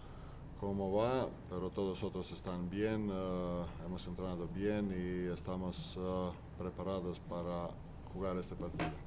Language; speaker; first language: Spanish; non-native, fluent; Croatian